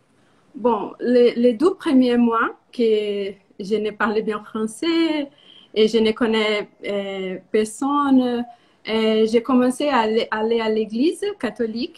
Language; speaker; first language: French; non-native, learner; Portuguese